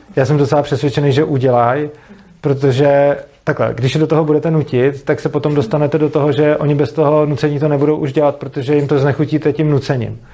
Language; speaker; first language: Czech; native; Czech